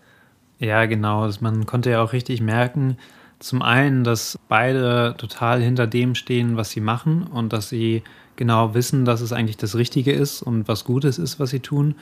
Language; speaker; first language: German; native; German